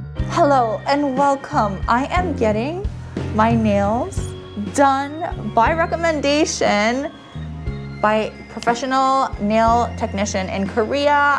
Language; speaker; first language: English; early bilingual, other home language; Korean